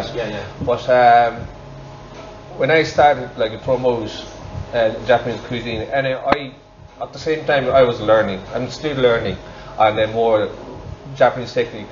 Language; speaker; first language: English; non-native, learner; Japanese